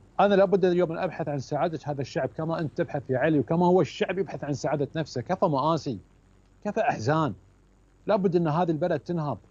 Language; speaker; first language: Arabic; native; Arabic